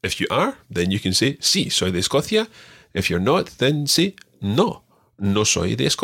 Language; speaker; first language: Spanish; non-native, fluent; English